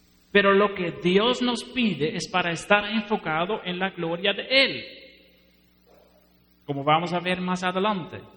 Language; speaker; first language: Spanish; non-native, fluent; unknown